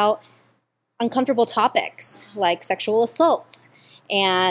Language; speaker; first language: English; native; English